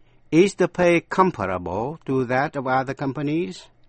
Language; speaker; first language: English; non-native, fluent; Vietnamese